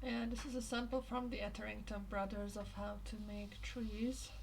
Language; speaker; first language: English; non-native, fluent; Hungarian